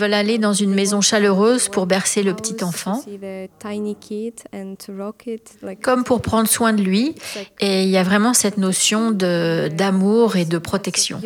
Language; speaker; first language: French; non-native, fluent; Ukrainian